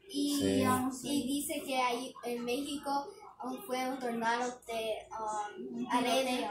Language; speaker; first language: Spanish; early bilingual, heritage; Spanish